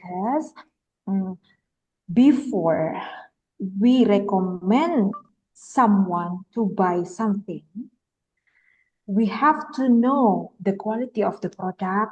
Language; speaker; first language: English; non-native, fluent; Indonesian